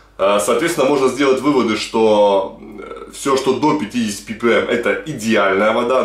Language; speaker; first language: Russian; native; Russian